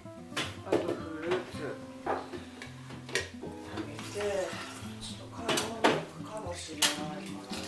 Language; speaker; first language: Japanese; native; Japanese